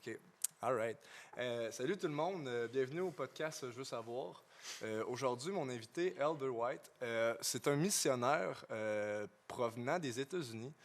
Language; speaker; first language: French; native; French